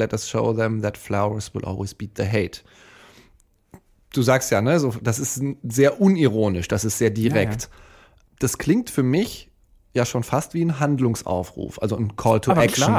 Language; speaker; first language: German; native; German